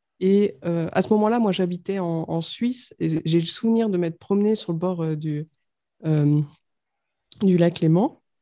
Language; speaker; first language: French; native; French